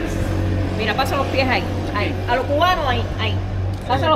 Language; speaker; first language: Spanish; native; Spanish